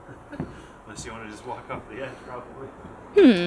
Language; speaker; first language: English; native; English